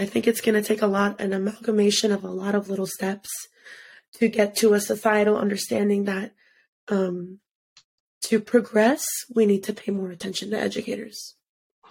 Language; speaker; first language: English; native; English